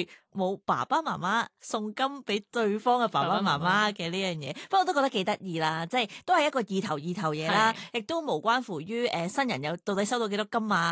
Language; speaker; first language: Cantonese; native; Cantonese